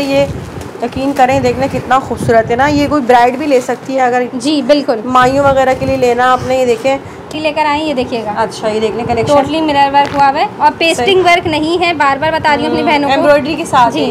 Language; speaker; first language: Urdu; native; Urdu